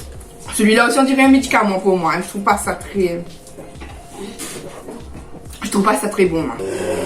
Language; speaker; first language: French; native; French